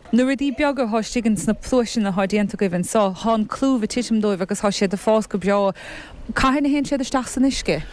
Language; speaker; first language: Irish; native; Irish